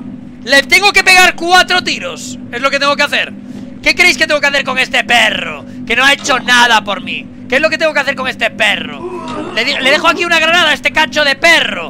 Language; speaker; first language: Spanish; native; Spanish